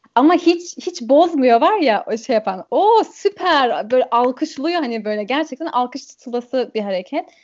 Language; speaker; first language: Turkish; early bilingual, heritage; Turkish